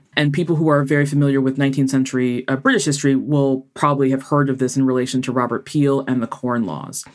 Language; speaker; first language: English; native; English